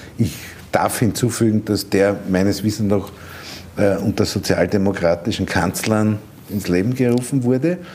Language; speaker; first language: German; native; German